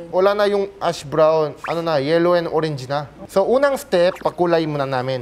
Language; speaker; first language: Filipino; non-native, fluent; Korean